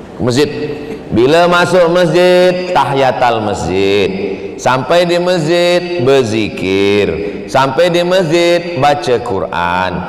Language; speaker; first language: Malay; native; Malay